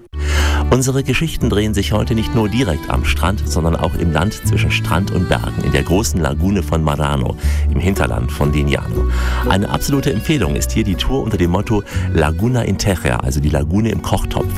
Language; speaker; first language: German; native; German